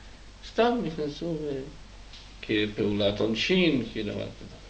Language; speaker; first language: Hebrew; non-native, fluent; Czech